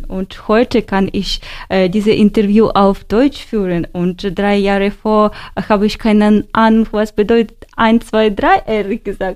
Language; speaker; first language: German; non-native, learner; Ukrainian